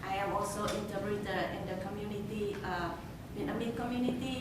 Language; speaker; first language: English; non-native, learner; Vietnamese